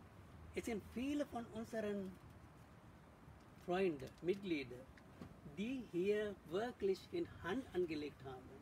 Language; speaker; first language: German; non-native, learner; Sinhala